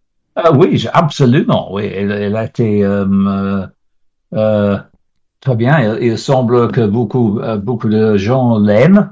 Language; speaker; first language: French; non-native, learner; English